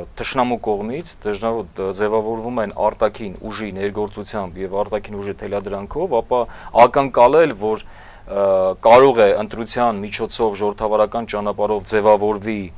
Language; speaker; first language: Armenian; native; Armenian